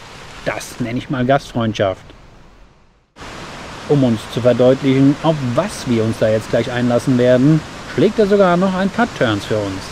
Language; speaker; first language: German; native; German